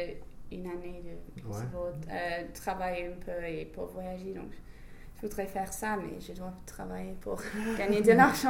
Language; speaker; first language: French; non-native, fluent; English